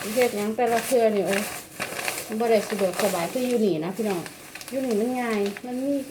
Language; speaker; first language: Thai; non-native, local second language; Northeastern Thai